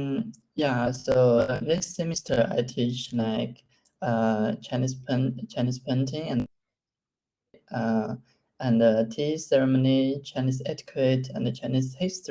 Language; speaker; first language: English; non-native, learner; Chinese